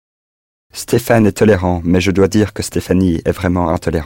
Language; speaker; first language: French; non-native, learner; English